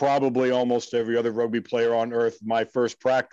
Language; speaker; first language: English; native; English